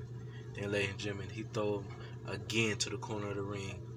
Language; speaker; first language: English; native; English